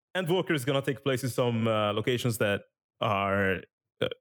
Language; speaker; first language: English; non-native, fluent; Italian